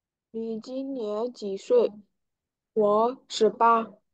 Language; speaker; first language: Chinese; non-native, learner; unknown